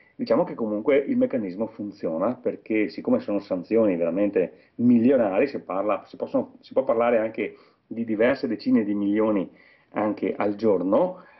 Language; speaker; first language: Italian; native; Italian